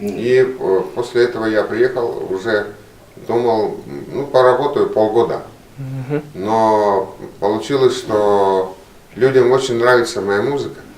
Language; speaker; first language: Russian; non-native, learner; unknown